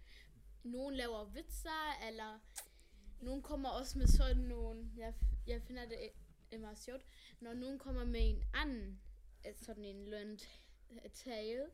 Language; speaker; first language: Danish; non-native, learner; German